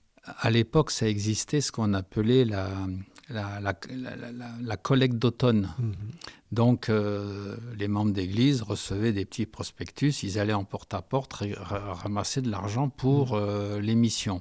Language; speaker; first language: French; early bilingual, heritage; French